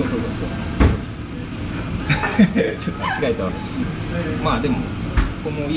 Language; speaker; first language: Japanese; native; Japanese